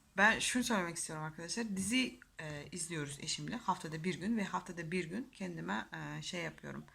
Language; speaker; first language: Turkish; non-native, fluent; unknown